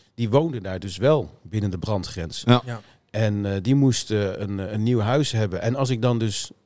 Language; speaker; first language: Dutch; native; Dutch